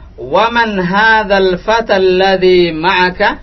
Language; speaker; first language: Arabic; non-native, fluent; Indonesian